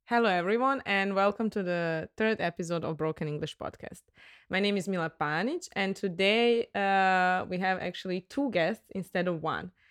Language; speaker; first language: English; non-native, fluent; Serbian